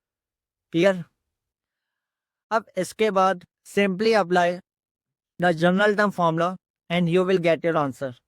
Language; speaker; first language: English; non-native, local second language; Hindi